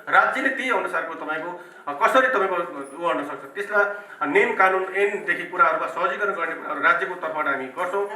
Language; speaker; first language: Nepali; native; Nepali